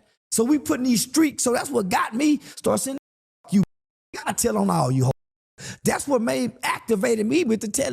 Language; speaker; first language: English; native; English